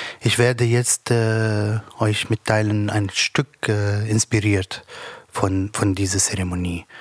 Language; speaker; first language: German; non-native, learner; Arabic